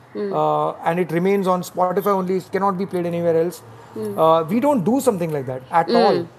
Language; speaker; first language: English; non-native, local second language; Tamil